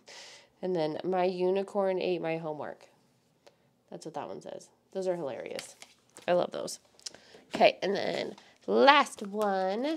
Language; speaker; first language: English; native; English